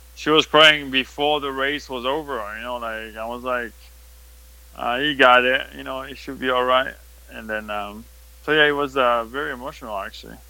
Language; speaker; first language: English; non-native, fluent; French